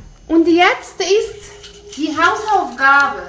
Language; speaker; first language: German; non-native, fluent; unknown